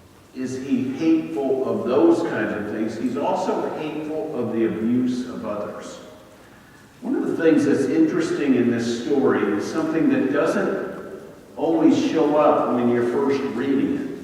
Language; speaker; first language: English; native; English